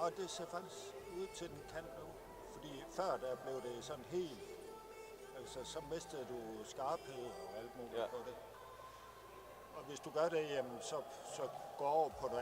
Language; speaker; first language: Danish; native; Danish